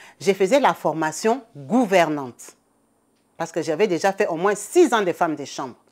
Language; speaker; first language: French; non-native, local second language; Lingala